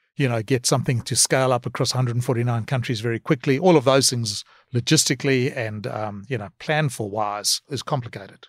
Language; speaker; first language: English; native; English